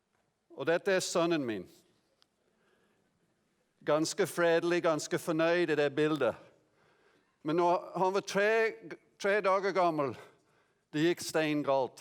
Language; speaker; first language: Norwegian; non-native, fluent; English